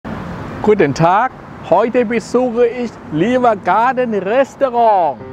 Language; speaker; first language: German; non-native, learner; Thai